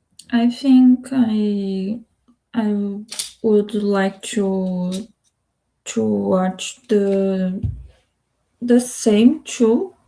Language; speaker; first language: English; non-native, learner; Spanish